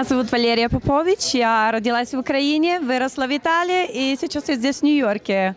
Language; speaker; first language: Russian; early bilingual, heritage; Russian